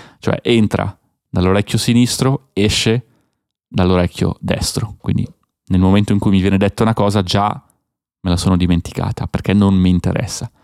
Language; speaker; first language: Italian; native; Italian